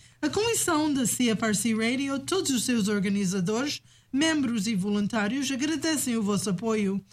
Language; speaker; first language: Portuguese; native; Portuguese